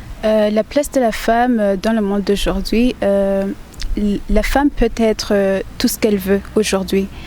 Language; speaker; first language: French; non-native, local second language; Rundi